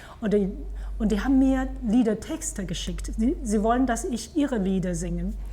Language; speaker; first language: German; non-native, fluent; Chinese